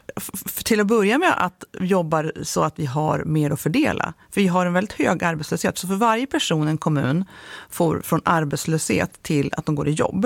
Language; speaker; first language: Swedish; native; Swedish